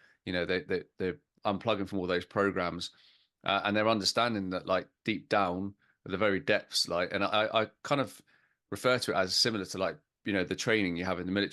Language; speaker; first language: English; native; English